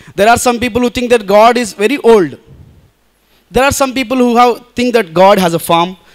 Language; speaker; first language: English; non-native, local second language; Telugu